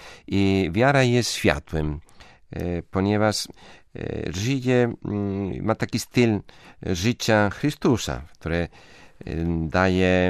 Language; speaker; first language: Polish; non-native, fluent; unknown